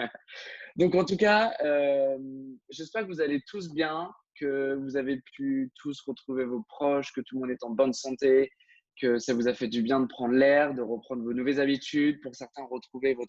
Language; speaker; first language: French; native; French